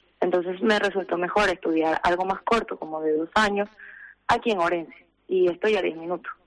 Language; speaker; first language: Spanish; native; Spanish